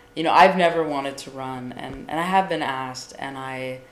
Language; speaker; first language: English; native; English